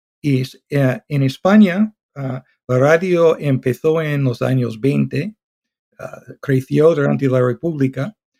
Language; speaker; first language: Spanish; non-native, fluent; English